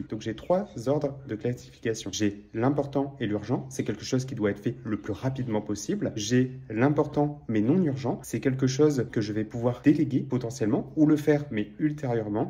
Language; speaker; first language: French; native; French